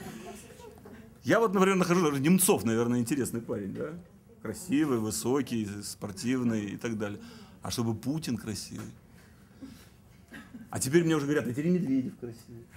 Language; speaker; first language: Russian; native; Russian